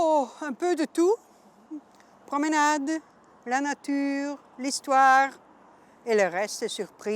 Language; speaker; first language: French; non-native, local second language; Dutch